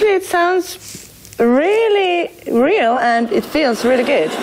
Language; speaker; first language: English; non-native, fluent; Finnish